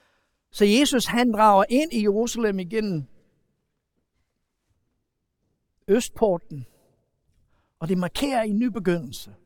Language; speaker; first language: Danish; non-native, fluent; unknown